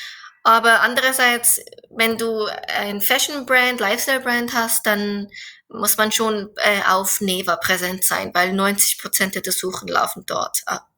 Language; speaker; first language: German; non-native, fluent; Korean